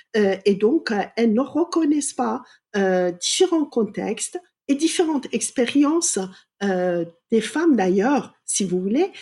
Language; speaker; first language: French; non-native, fluent; Persian